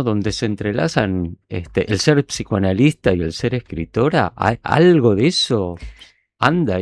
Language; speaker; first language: Spanish; native; Spanish